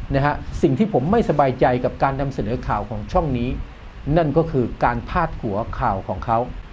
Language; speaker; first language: Thai; non-native, local second language; Malay